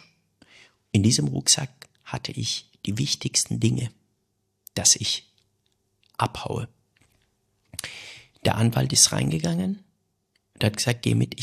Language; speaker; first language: German; non-native, fluent; Persian